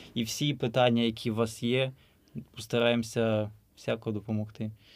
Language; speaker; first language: Ukrainian; native; Ukrainian